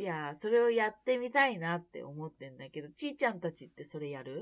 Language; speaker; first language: Japanese; early bilingual, heritage; Japanese